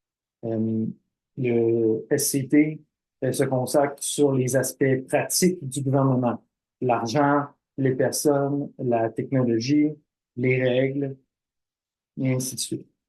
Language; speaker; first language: French; native; French